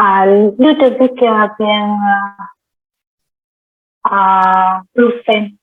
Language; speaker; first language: French; non-native, learner; Vietnamese